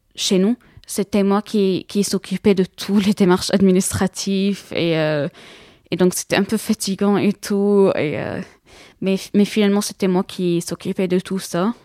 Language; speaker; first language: French; non-native, fluent; Arabic